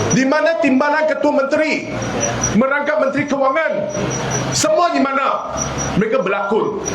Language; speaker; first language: Malay; non-native, local second language; Chinese